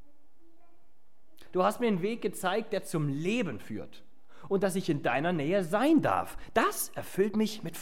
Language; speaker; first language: German; native; German